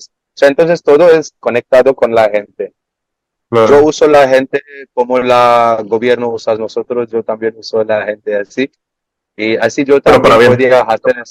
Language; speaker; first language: Spanish; non-native, learner; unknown